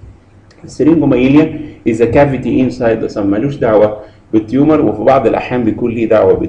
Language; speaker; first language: Arabic; native; Arabic